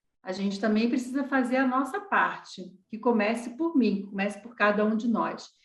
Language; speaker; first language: Portuguese; native; Portuguese